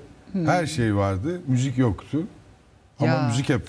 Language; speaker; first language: Turkish; native; Turkish